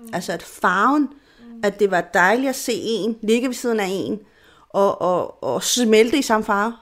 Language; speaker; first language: Danish; non-native, fluent; Spanish